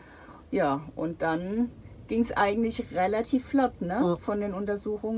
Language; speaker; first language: German; native; German